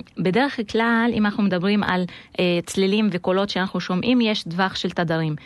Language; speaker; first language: Hebrew; non-native, local second language; Arabic